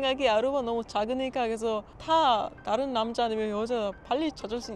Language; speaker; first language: Korean; non-native, learner; Papiamento